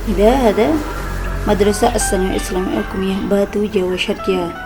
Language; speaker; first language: Arabic; non-native, fluent; Indonesian